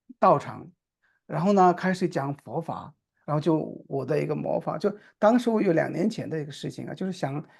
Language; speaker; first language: Chinese; non-native, local second language; Tibetan